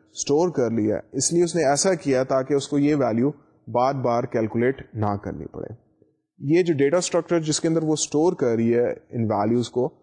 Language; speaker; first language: Urdu; native; Urdu